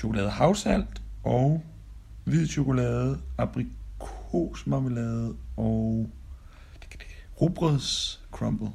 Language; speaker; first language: Danish; native; Danish